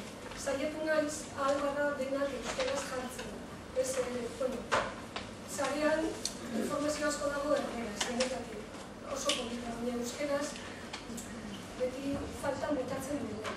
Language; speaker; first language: Basque; non-native, local second language; Spanish